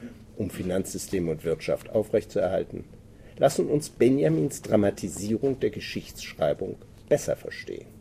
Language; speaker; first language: German; native; German